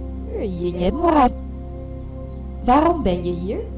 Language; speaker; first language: Dutch; non-native, learner; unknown